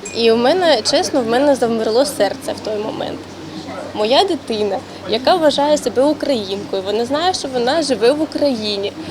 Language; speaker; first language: Ukrainian; non-native, local second language; Russian